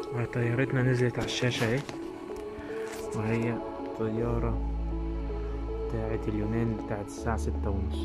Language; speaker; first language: Arabic; native; Arabic